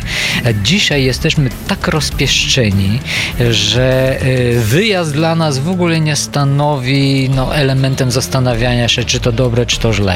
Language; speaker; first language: Polish; non-native, fluent; Bulgarian